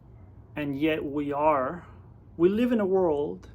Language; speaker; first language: English; native; English